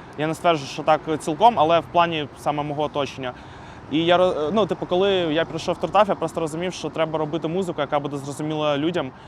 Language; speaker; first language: Ukrainian; native; Ukrainian